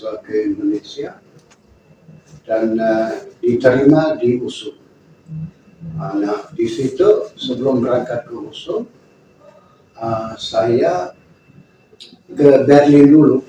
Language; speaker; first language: Indonesian; non-native, fluent; German